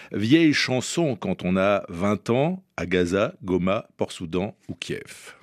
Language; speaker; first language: French; native; French